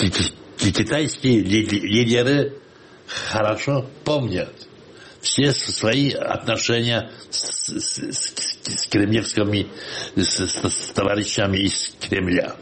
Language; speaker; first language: Russian; non-native, fluent; Polish